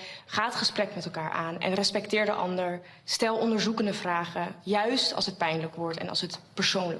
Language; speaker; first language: Dutch; native; Dutch